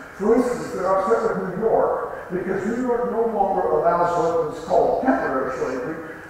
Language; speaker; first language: English; native; English